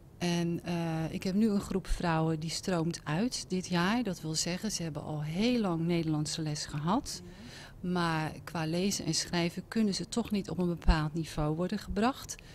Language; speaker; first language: Dutch; native; Dutch